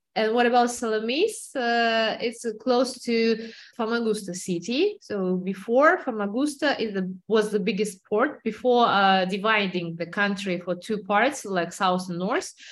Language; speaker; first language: English; non-native, fluent; Russian